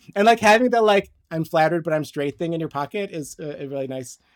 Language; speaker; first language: English; early bilingual, other home language; Romanian